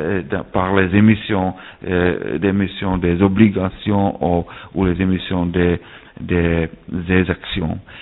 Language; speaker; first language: French; non-native, fluent; Czech